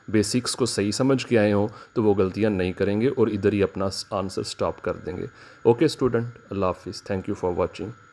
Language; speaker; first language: Urdu; native; Urdu